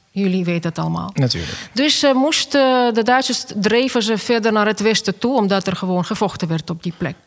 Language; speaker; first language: Dutch; non-native, fluent; Estonian